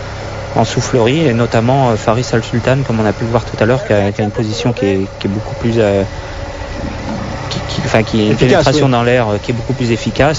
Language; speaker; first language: French; native; French